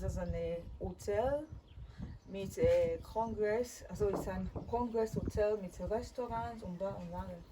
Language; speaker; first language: German; non-native, learner; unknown